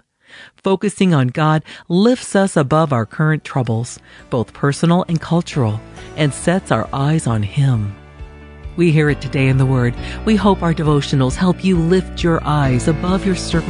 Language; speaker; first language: English; native; English